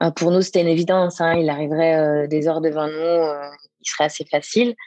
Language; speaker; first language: French; native; French